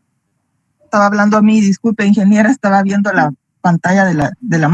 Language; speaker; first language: Spanish; native; Spanish